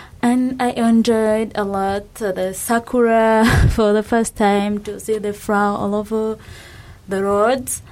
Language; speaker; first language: English; non-native, local second language; Kinyarwanda